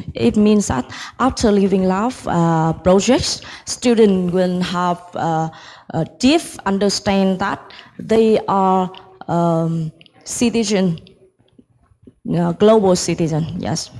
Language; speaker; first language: English; non-native, fluent; Vietnamese